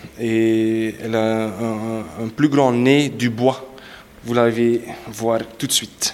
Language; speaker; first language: French; non-native, local second language; Dutch